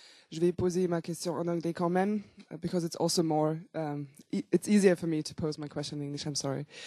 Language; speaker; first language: English; non-native, fluent; German